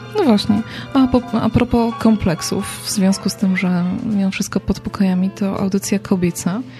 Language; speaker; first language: Polish; native; Polish